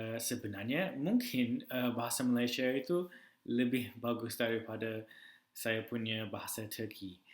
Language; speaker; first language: Malay; early bilingual, heritage; English